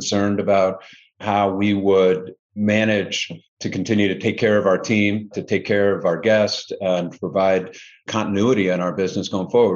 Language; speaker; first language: English; native; English